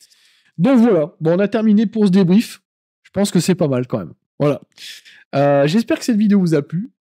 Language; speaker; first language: French; native; French